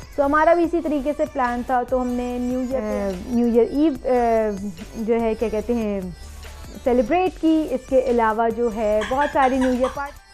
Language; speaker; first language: Urdu; native; Urdu